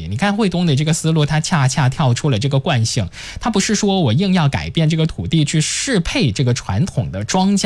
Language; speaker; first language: Chinese; native; Chinese